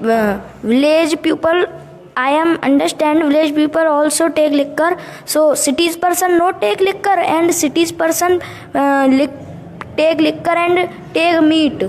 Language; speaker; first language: English; non-native, local second language; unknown